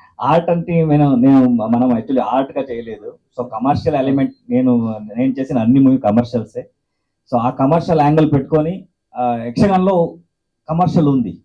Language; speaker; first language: Telugu; non-native, learner; Kannada